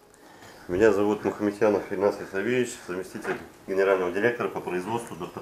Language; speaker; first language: Russian; native; Russian